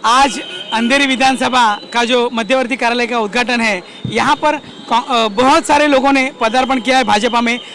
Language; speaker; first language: Hindi; non-native, local second language; Marathi